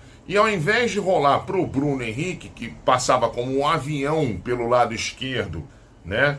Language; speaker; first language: Portuguese; native; Portuguese